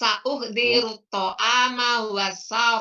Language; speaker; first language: Arabic; non-native, learner; Indonesian